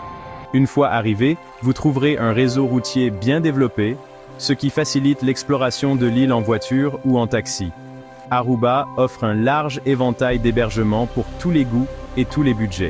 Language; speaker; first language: French; native; French